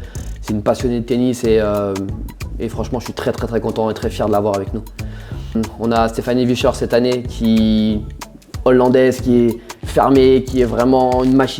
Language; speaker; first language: French; native; French